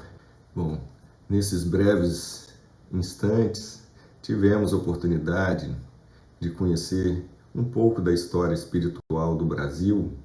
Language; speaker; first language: Portuguese; native; Portuguese